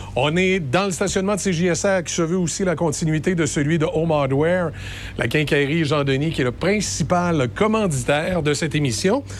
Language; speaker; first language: French; native; French